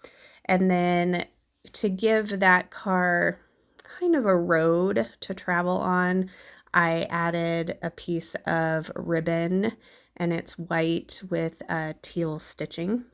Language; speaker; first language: English; native; English